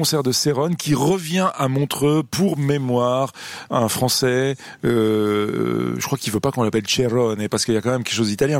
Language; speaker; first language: French; native; French